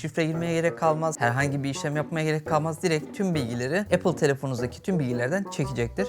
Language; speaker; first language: Turkish; native; Turkish